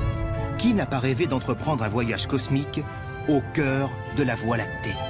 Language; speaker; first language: French; native; French